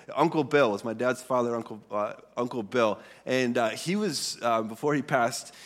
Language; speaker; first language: English; early bilingual, other home language; Swedish